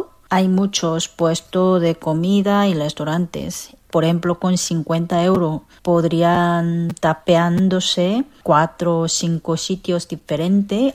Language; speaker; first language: Spanish; non-native, fluent; Korean